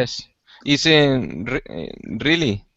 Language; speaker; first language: English; non-native, learner; Spanish